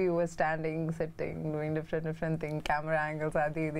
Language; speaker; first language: Telugu; non-native, fluent; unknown